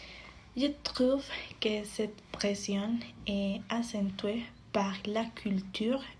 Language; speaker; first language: French; non-native, fluent; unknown